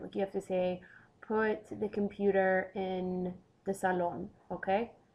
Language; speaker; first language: English; native; English